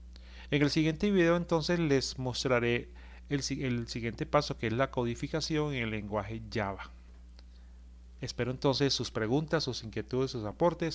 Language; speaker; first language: Spanish; native; Spanish